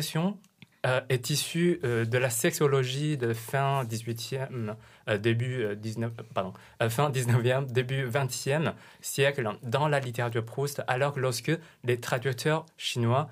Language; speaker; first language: French; non-native, fluent; Chinese